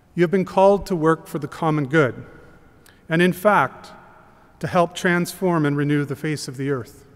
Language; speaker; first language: English; native; English